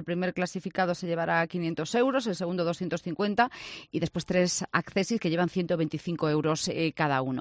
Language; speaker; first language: Spanish; native; Spanish